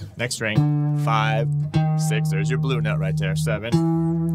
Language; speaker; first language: English; native; English